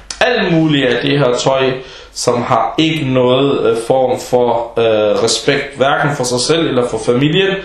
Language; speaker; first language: Danish; early bilingual, other home language; Arabic